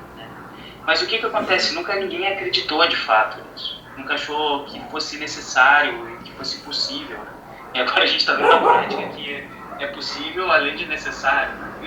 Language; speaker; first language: Portuguese; native; Portuguese